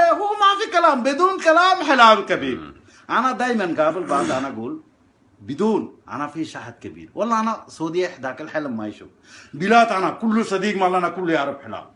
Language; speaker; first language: Arabic; non-native, learner; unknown